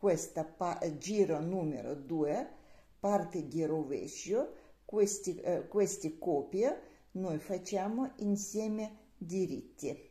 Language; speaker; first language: Italian; non-native, learner; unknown